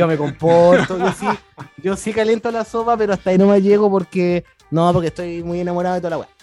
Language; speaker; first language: Spanish; native; Spanish